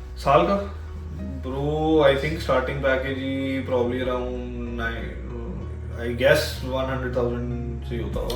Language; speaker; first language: Hindi; non-native, local second language; Punjabi